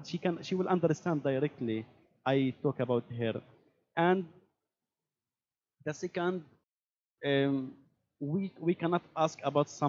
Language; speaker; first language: English; non-native, learner; Arabic